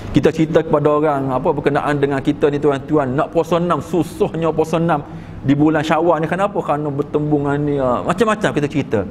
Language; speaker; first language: Malay; native; Malay